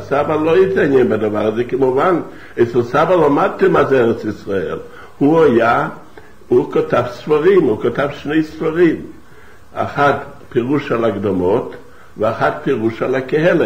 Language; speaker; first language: Hebrew; non-native, fluent; Yiddish